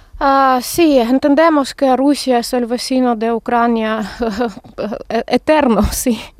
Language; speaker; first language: Spanish; non-native, learner; Ukrainian